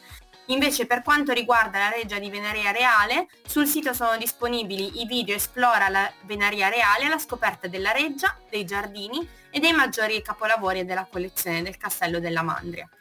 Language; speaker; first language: Italian; native; Italian